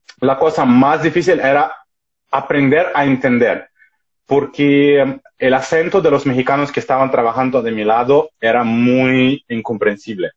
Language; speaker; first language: Spanish; non-native, fluent; Russian